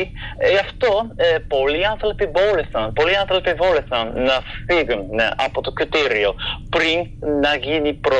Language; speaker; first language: Greek; non-native, fluent; Japanese